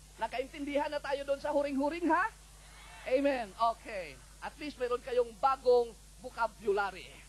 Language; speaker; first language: Filipino; non-native, local second language; Cebuano